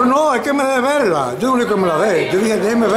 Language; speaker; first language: Spanish; native; Spanish